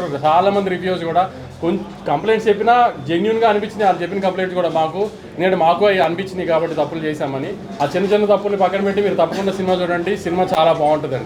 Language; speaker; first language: Telugu; native; Telugu